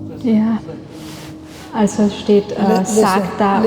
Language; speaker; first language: German; non-native, fluent; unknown